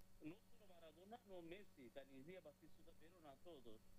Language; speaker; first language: Spanish; non-native, learner; Bangla